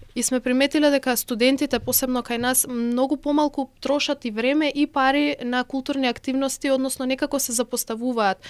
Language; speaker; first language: Macedonian; native; Macedonian